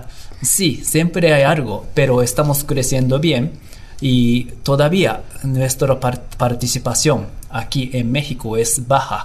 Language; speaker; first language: Spanish; non-native, learner; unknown